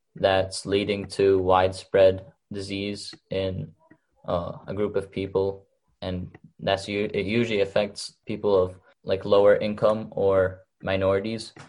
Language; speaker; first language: English; early bilingual, other home language; Arabic